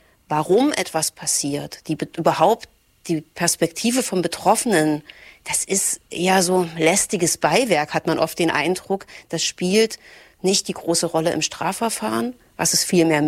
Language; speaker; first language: German; native; German